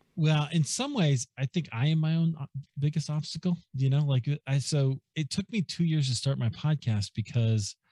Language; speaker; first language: English; native; English